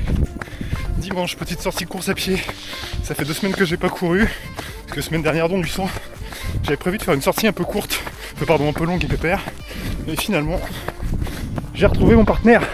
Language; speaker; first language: French; native; French